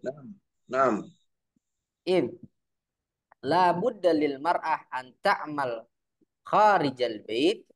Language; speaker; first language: Arabic; non-native, fluent; Indonesian